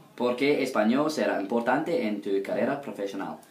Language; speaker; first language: Spanish; non-native, learner; English